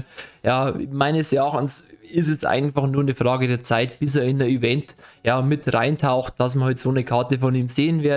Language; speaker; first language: German; native; German